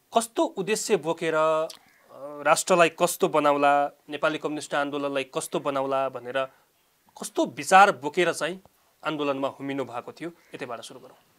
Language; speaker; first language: Nepali; native; Nepali